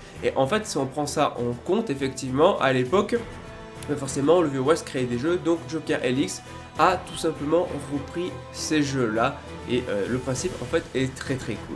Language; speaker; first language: French; native; French